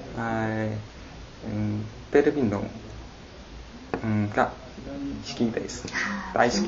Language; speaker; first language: Japanese; non-native, learner; Chinese